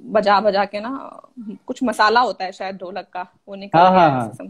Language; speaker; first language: Hindi; non-native, local second language; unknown